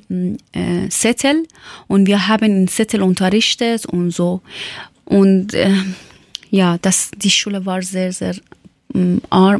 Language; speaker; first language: German; non-native, learner; Persian